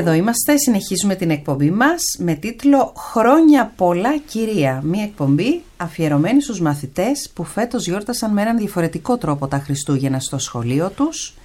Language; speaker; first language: Greek; native; Greek